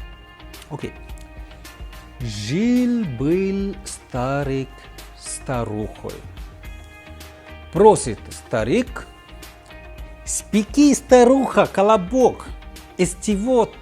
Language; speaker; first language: Russian; non-native, fluent; Hindi